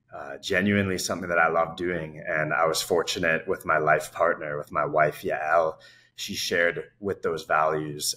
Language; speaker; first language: English; native; English